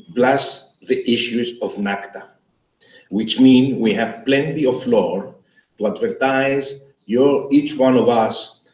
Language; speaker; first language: English; non-native, fluent; Greek